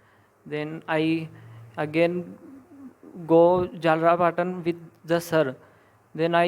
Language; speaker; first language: English; non-native, learner; Hindi